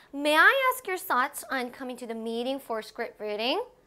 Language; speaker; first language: English; non-native, fluent; Korean